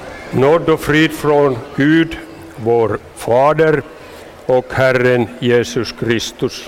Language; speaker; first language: Swedish; non-native, local second language; Finnish